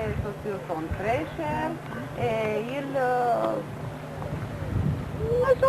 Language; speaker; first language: French; non-native, fluent; Romanian